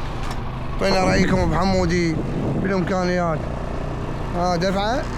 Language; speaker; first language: Arabic; native; Arabic